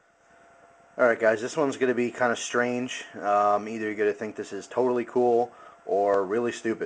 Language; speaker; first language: English; native; English